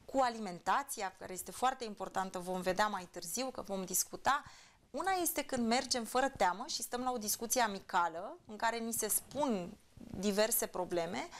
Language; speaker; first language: Romanian; native; Romanian